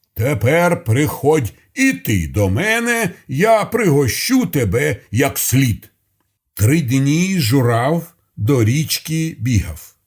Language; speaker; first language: Ukrainian; non-native, local second language; Russian